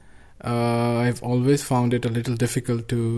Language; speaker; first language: English; non-native, local second language; Urdu